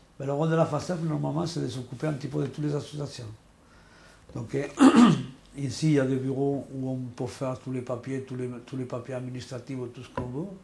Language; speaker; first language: French; non-native, fluent; Spanish